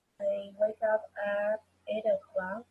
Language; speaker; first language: English; non-native, learner; Vietnamese